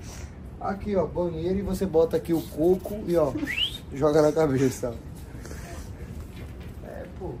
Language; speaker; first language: Portuguese; native; Portuguese